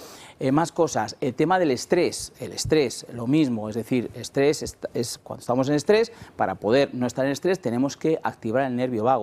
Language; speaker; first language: Spanish; native; Spanish